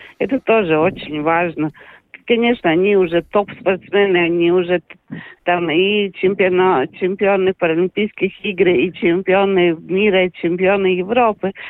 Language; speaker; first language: Russian; non-native, local second language; Latvian